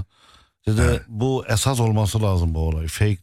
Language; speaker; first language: Turkish; non-native, fluent; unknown